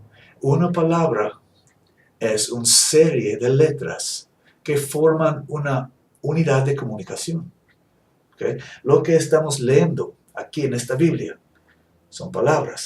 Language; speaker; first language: Spanish; non-native, fluent; English